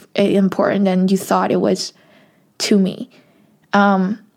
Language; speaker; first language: English; non-native, local second language; Cantonese